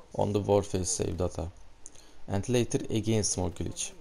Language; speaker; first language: English; non-native, learner; Turkish